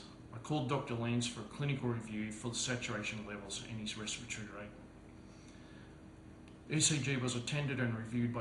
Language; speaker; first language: English; native; English